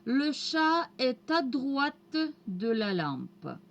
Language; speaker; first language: French; non-native, fluent; Russian